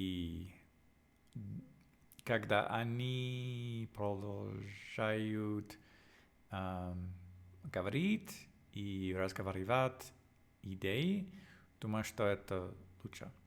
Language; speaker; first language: Russian; non-native, learner; English